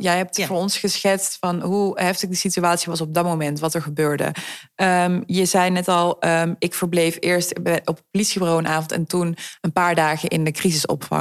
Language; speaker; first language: Dutch; native; Dutch